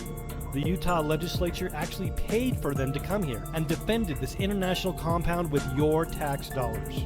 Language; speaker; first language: English; native; English